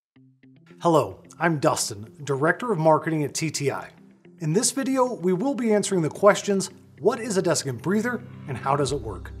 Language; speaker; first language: English; native; English